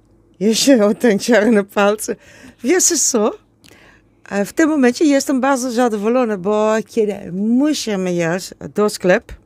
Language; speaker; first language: Polish; non-native, learner; Dutch